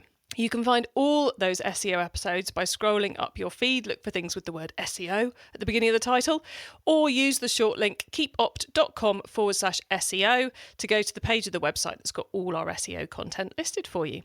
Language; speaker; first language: English; native; English